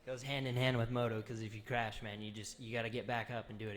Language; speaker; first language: English; native; English